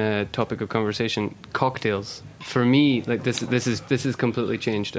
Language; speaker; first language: English; native; English